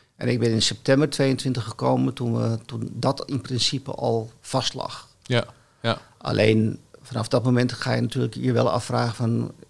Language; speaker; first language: Dutch; native; Dutch